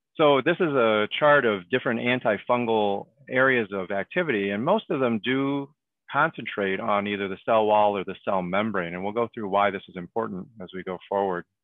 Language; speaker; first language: English; native; English